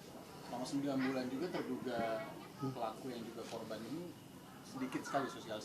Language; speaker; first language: Indonesian; native; Indonesian